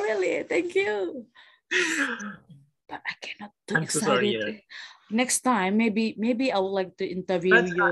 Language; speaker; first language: English; non-native, fluent; Indonesian